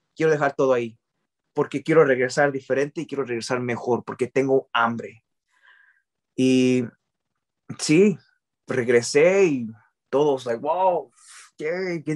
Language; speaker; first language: Spanish; early bilingual, heritage; Spanish